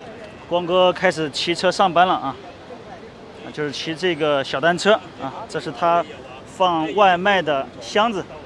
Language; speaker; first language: Chinese; native; Chinese